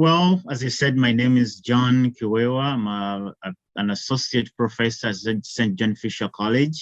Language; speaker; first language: English; non-native, local second language; Ganda